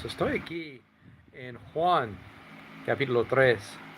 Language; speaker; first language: Spanish; non-native, fluent; English